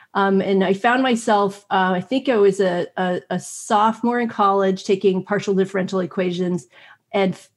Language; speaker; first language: English; native; English